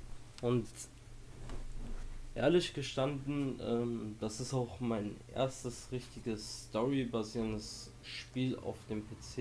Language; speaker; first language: German; native; German